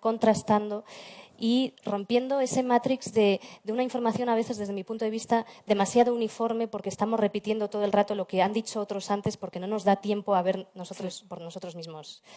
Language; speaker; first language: Spanish; native; Spanish